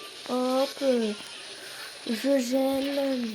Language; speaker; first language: French; native; French